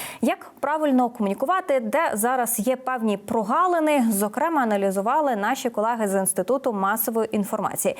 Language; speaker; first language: Ukrainian; native; Ukrainian